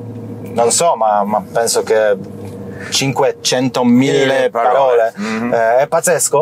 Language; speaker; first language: Italian; non-native, learner; Polish